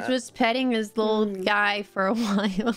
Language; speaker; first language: English; native; English